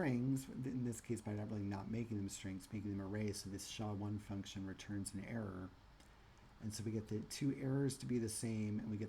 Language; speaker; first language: English; native; English